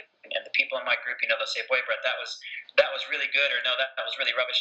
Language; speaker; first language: English; native; English